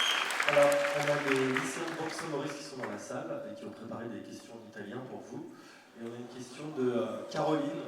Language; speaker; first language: French; native; French